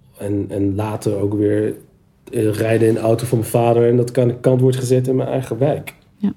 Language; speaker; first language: Dutch; early bilingual, other home language; Turkish